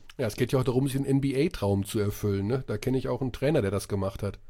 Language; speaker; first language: German; native; German